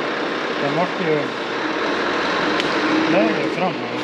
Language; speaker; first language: Swedish; native; Swedish